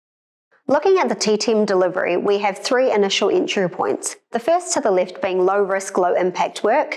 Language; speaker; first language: English; native; English